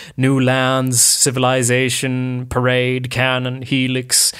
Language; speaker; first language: English; non-native, fluent; Swedish